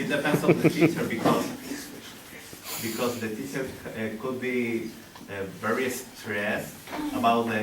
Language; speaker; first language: English; non-native, learner; Spanish